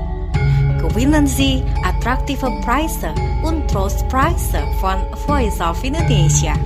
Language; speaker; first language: German; non-native, fluent; Indonesian